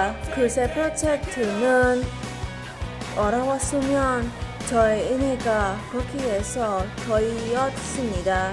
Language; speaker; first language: Korean; non-native, learner; Indonesian